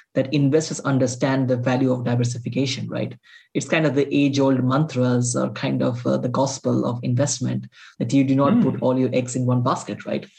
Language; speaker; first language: English; non-native, local second language; Bangla